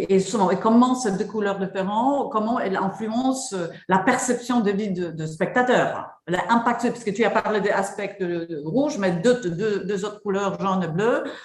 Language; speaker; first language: French; non-native, fluent; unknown